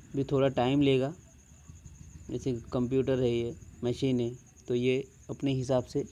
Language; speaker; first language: Hindi; non-native, local second language; Bangla